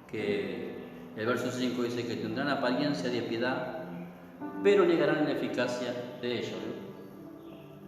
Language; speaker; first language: Spanish; native; Spanish